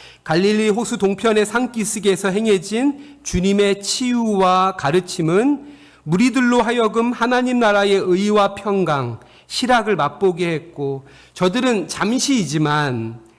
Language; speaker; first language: Korean; native; Korean